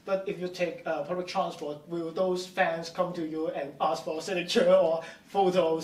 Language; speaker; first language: English; non-native, local second language; Cantonese